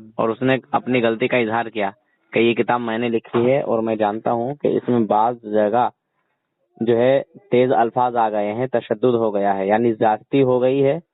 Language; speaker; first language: Urdu; native; Urdu